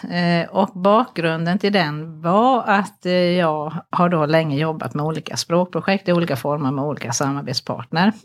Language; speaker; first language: Swedish; native; Swedish